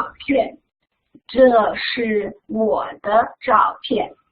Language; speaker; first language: Chinese; non-native, fluent; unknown